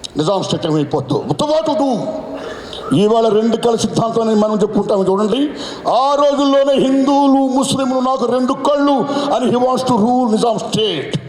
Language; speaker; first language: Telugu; native; Telugu